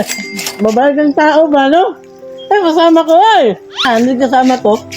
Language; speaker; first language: Filipino; non-native, local second language; Cebuano